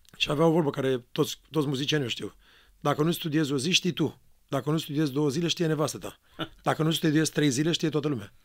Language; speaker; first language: Romanian; native; Romanian